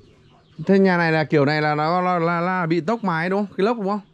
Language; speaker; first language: Vietnamese; native; Vietnamese